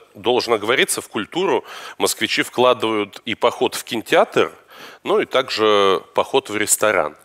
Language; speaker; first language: Russian; native; Russian